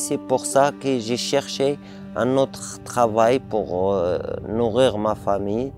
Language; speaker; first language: French; non-native, learner; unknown